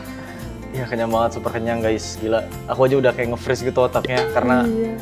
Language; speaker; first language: Indonesian; native; Indonesian